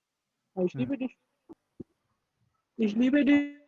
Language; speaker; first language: German; non-native, learner; Urdu